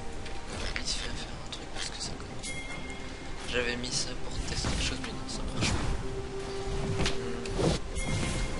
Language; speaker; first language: French; native; French